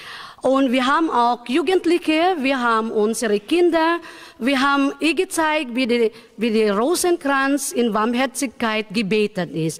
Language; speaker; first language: German; non-native, learner; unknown